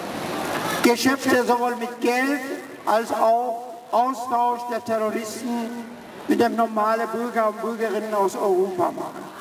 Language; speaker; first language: German; early bilingual, other home language; Persian